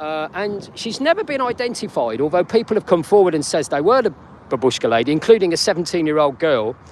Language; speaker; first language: English; native; English